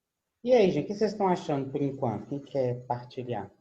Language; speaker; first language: Portuguese; native; Portuguese